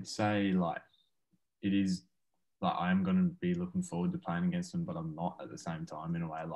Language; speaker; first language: English; native; English